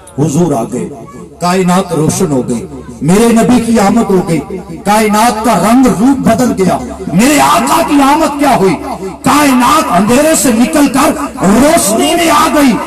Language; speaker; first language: Urdu; non-native, local second language; Punjabi